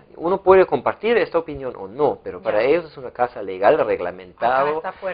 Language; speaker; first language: Spanish; non-native, fluent; German